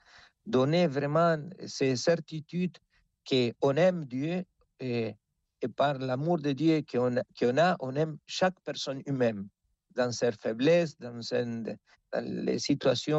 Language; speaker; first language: French; non-native, fluent; Spanish